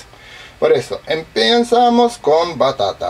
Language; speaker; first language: Spanish; non-native, fluent; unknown